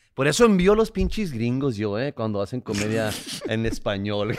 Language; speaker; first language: Spanish; native; Spanish